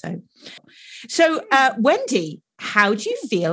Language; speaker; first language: English; native; English